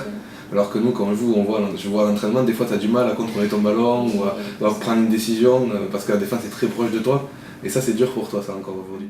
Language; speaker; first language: French; native; French